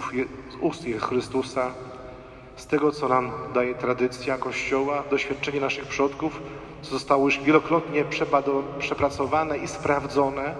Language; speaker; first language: Polish; native; Polish